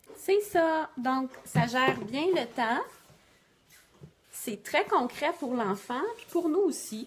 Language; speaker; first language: French; native; French